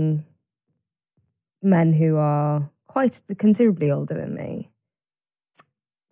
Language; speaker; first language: English; native; English